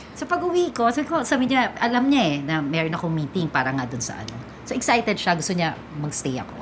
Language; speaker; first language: Filipino; native; Filipino